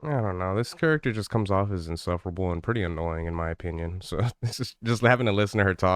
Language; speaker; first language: English; native; English